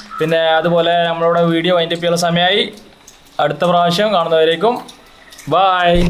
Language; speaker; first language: Malayalam; native; Malayalam